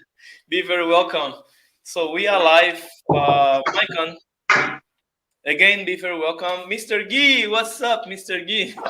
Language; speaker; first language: English; non-native, fluent; Portuguese